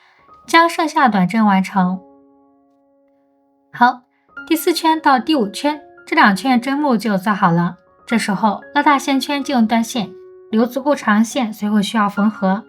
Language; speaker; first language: Chinese; native; Chinese